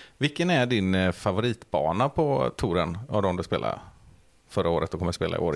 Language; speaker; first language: Swedish; native; Swedish